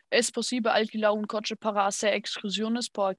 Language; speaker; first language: Spanish; non-native, learner; German